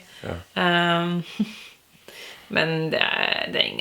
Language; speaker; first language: Norwegian; non-native, learner; English